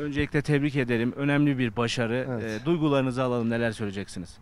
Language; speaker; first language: Turkish; native; Turkish